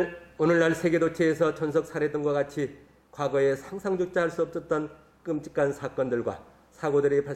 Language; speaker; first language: Korean; native; Korean